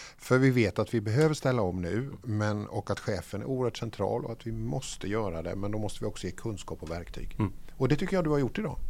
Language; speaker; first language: Swedish; native; Swedish